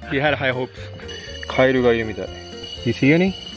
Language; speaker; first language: English; non-native, fluent; Japanese